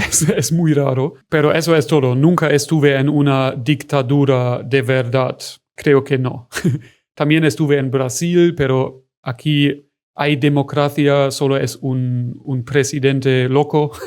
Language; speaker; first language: Spanish; non-native, fluent; German